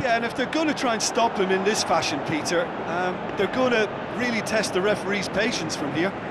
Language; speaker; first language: English; native; English